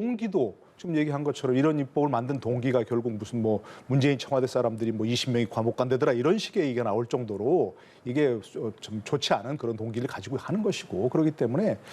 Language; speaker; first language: Korean; native; Korean